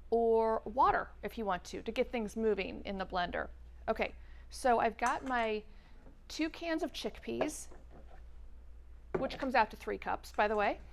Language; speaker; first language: English; native; English